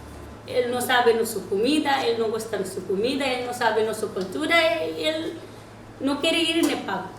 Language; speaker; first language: Portuguese; non-native, learner; Nepali